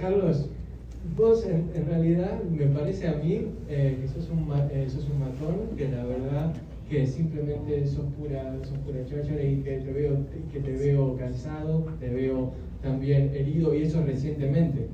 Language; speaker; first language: Spanish; native; Spanish